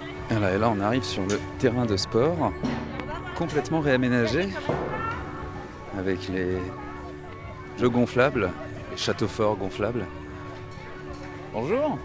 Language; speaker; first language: French; native; French